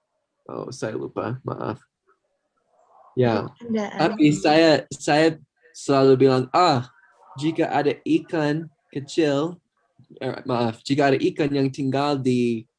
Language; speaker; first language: Indonesian; non-native, fluent; English